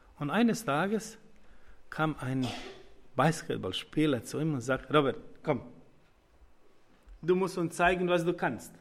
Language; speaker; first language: German; non-native, learner; Croatian